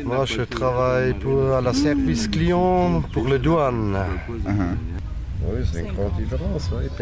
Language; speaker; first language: French; non-native, local second language; Malagasy